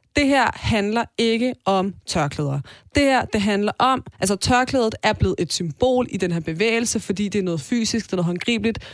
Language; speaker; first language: Danish; early bilingual, other home language; Persian